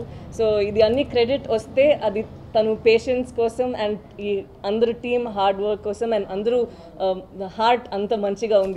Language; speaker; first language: Telugu; non-native, learner; Tamil